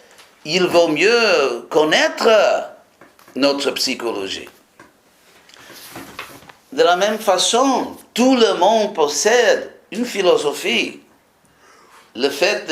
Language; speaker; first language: French; non-native, fluent; English